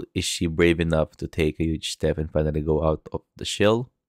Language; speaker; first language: English; non-native, local second language; Filipino